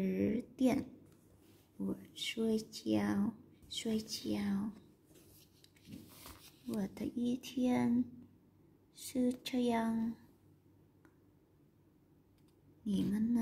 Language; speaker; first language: Chinese; non-native, learner; Vietnamese